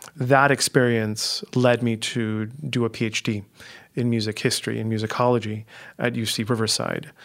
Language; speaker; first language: English; native; English